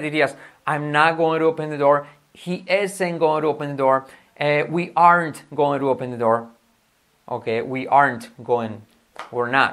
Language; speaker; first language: English; non-native, fluent; Spanish